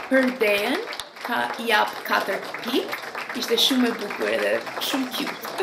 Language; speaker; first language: Albanian; early bilingual, heritage; Albanian